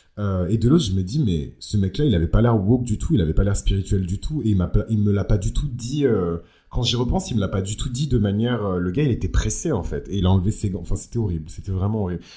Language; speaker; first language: French; early bilingual, other home language; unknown